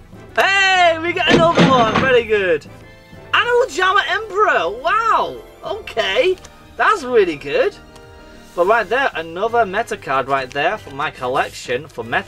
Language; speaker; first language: English; native; English